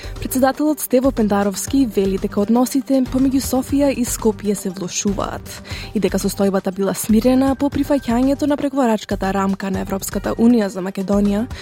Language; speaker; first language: Macedonian; native; Macedonian